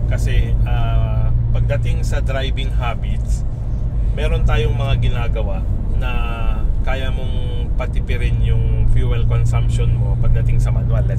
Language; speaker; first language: Filipino; non-native, local second language; Iloko